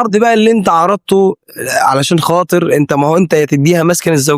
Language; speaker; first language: Arabic; native; Arabic